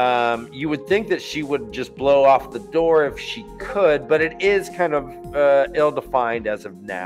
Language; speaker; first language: English; native; English